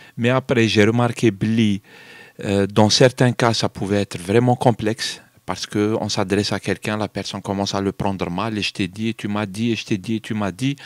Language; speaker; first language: French; non-native, local second language; Arabic